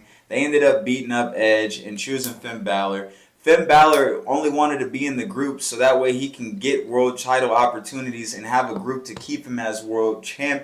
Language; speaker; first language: English; native; English